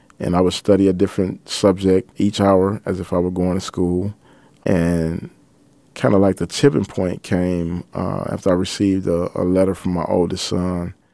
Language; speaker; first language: English; native; English